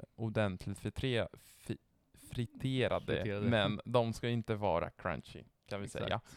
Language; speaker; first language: Swedish; non-native, fluent; Italian